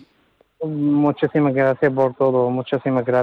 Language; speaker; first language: Spanish; non-native, learner; Arabic